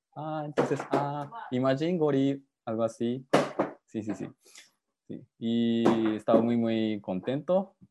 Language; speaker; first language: Spanish; non-native, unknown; Japanese